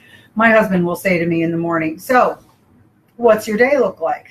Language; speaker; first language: English; native; English